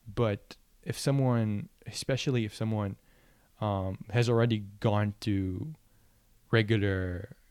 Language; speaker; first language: English; non-native, fluent; Arabic